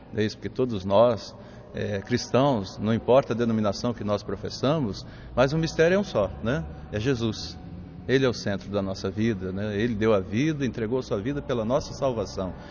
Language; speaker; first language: Portuguese; native; Portuguese